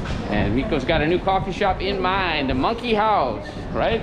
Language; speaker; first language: English; native; English